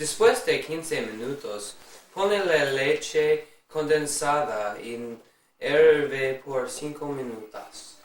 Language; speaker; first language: Spanish; non-native, learner; English